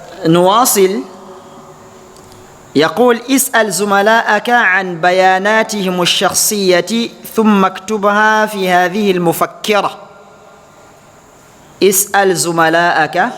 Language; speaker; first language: Arabic; non-native, fluent; Fula